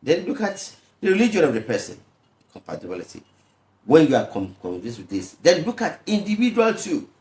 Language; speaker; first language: English; non-native, local second language; Yoruba